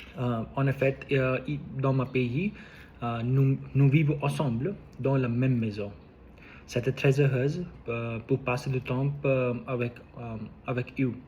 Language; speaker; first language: French; non-native, learner; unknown